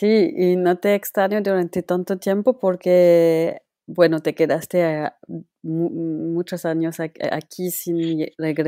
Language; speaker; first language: Spanish; non-native, local second language; French